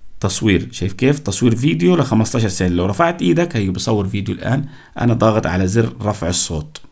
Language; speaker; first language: Arabic; native; Arabic